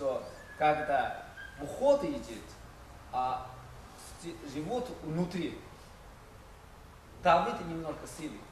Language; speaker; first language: Russian; non-native, learner; Chinese